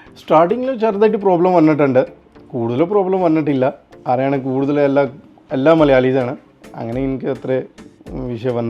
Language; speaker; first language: Malayalam; non-native, fluent; Punjabi